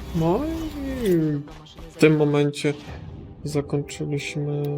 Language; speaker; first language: Polish; native; Polish